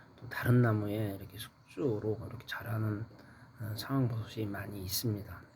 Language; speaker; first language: Korean; native; Korean